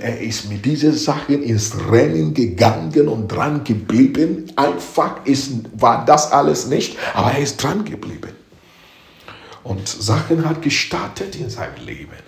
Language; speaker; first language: German; non-native, fluent; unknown